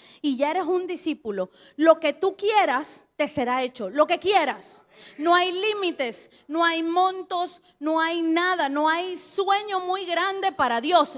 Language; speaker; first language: Spanish; native; Spanish